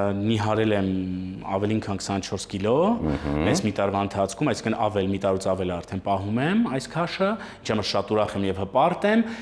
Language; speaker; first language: Armenian; early bilingual, heritage; Armenian